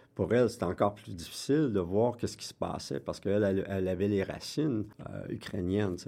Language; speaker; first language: French; native; French